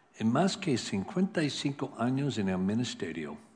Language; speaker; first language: Spanish; non-native, learner; English